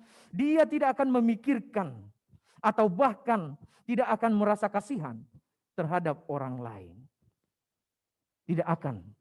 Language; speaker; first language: Indonesian; native; Indonesian